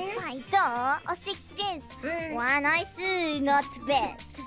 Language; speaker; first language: Japanese; non-native, learner; Indonesian